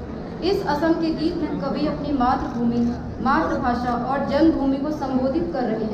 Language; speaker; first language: Hindi; native; Hindi